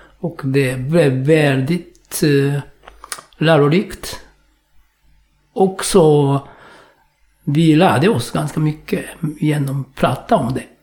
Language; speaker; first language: Swedish; non-native, fluent; Japanese